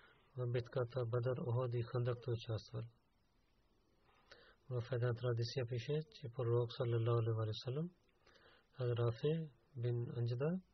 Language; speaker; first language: Bulgarian; non-native, learner; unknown